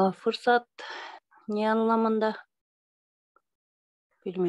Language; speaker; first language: Turkish; non-native, learner; Kyrgyz